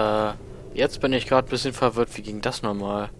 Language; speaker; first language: German; native; German